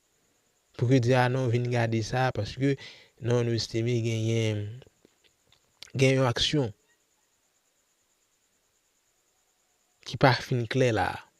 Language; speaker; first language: French; non-native, local second language; Haitian Creole